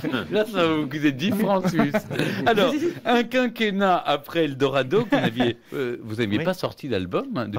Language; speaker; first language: French; native; French